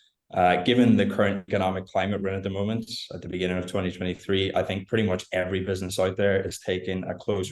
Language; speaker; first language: English; native; English